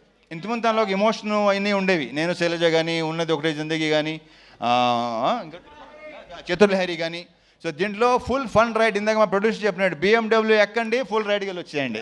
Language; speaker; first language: Telugu; native; Telugu